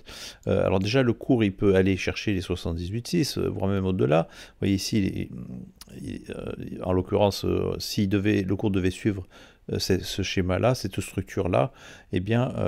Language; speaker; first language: French; native; French